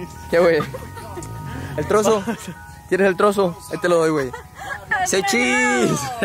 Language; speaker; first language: Spanish; early bilingual, heritage; Spanish